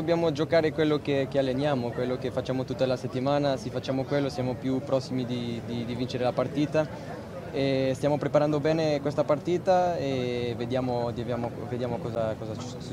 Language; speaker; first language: Italian; non-native, fluent; Portuguese